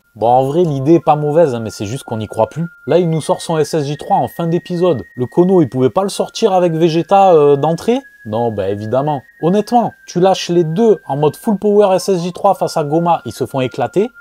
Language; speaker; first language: French; native; French